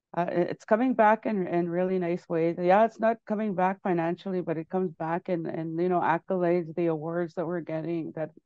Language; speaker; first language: English; native; English